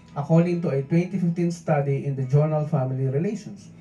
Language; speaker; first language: English; non-native, local second language; Filipino